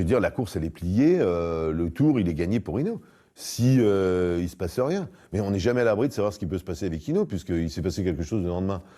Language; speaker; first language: French; native; French